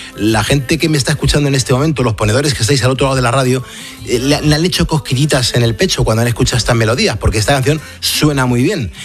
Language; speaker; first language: Spanish; native; Spanish